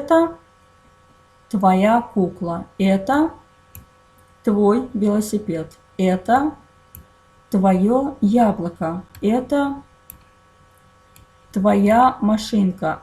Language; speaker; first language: Russian; non-native, fluent; Azerbaijani